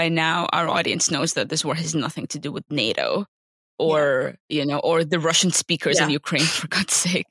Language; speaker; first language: English; non-native, fluent; Ukrainian